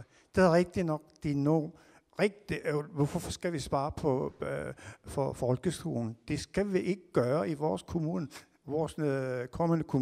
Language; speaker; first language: Danish; non-native, local second language; Kalaallisut